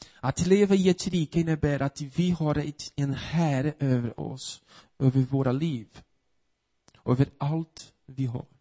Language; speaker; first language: Swedish; non-native, fluent; Portuguese